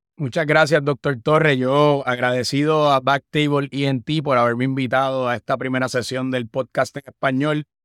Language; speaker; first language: Spanish; native; Spanish